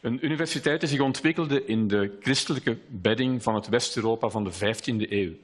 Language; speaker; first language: Dutch; native; Dutch